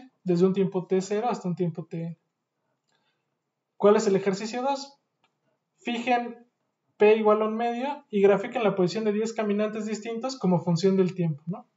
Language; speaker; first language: Spanish; native; Spanish